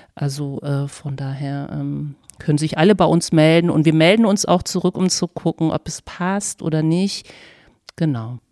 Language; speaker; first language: German; native; German